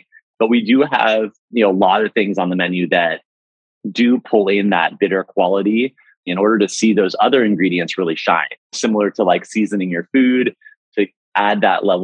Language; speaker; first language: English; native; English